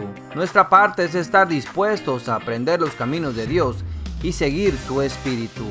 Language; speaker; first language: Spanish; native; Spanish